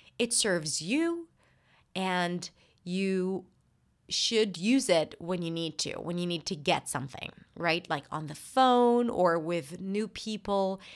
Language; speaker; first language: English; non-native, fluent; Hebrew